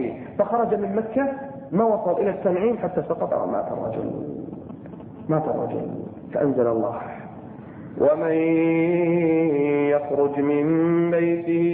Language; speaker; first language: Arabic; native; Arabic